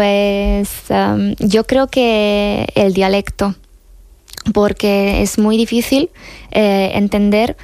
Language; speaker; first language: Spanish; non-native, fluent; Hungarian